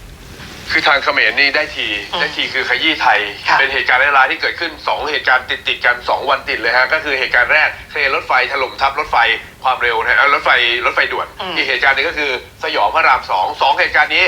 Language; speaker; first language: Thai; native; Thai